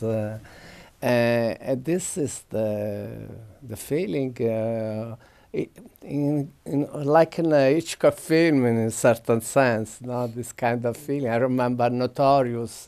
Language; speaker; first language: English; non-native, learner; Italian